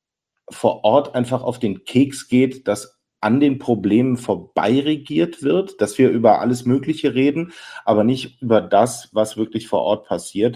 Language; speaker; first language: German; native; German